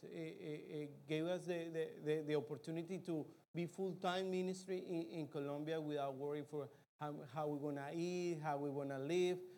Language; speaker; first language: English; non-native, fluent; Spanish